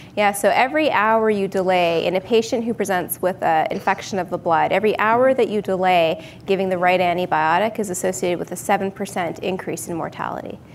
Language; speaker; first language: English; native; English